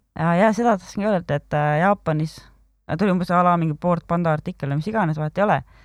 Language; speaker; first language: Estonian; native; Estonian